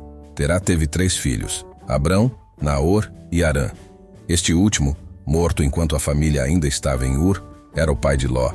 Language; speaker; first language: Portuguese; native; Portuguese